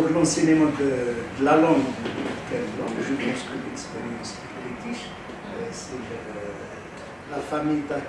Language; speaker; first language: French; non-native, local second language; Arabic